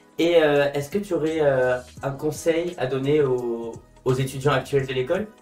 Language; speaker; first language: French; native; French